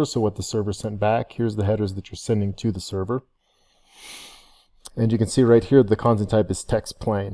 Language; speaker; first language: English; native; English